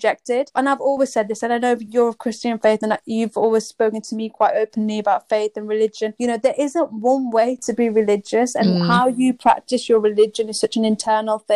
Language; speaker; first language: English; native; English